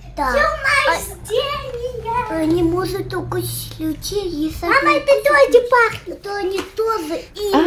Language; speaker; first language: Russian; early bilingual, heritage; Russian